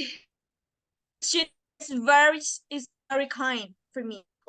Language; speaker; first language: English; non-native, learner; Indonesian